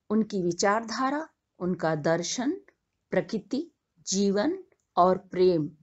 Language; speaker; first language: Hindi; native; Hindi